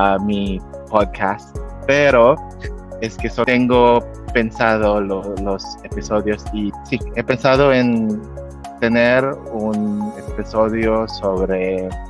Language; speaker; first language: Spanish; non-native, fluent; Filipino